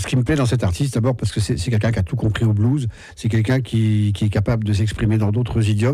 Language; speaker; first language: French; native; French